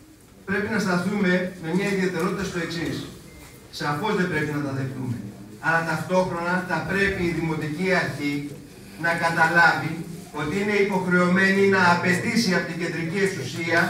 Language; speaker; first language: Greek; native; Greek